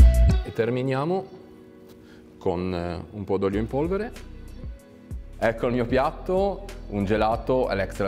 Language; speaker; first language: Italian; native; Italian